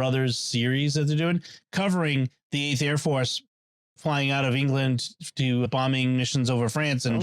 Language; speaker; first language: English; native; English